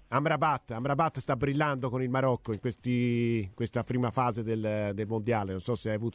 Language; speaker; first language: Italian; native; Italian